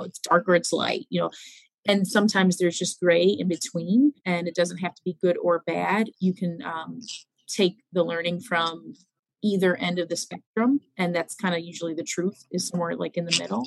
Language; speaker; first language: English; native; English